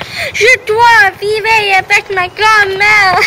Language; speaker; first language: French; non-native, learner; English